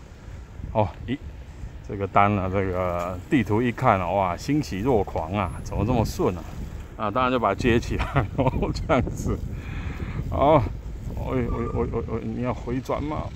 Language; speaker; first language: Chinese; native; Chinese